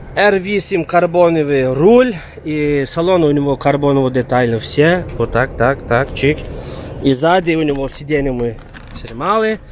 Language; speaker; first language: Ukrainian; early bilingual, heritage; Turkish